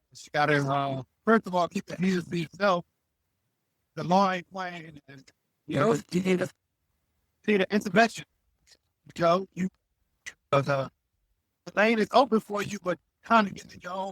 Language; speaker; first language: English; native; English